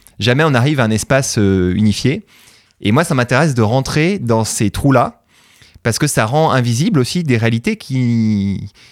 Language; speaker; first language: French; native; French